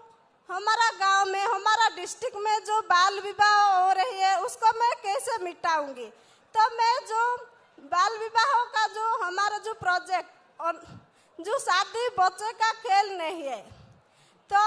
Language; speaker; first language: Hindi; non-native, local second language; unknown